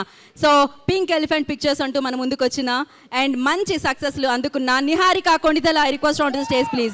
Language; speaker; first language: Telugu; native; Telugu